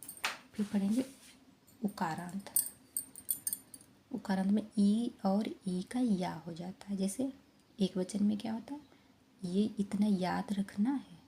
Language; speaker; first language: Hindi; native; Hindi